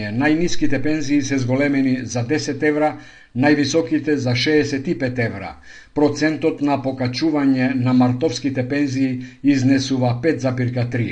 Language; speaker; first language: Macedonian; native; Macedonian